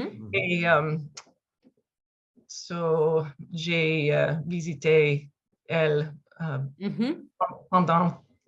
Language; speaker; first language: French; non-native, learner; English